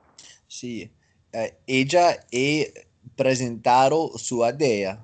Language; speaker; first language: Spanish; non-native, learner; English